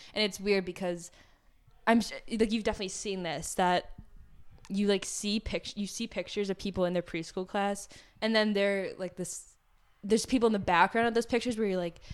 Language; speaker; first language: English; native; English